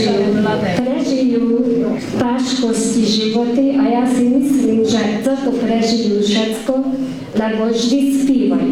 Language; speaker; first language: Slovak; early bilingual, heritage; Slovak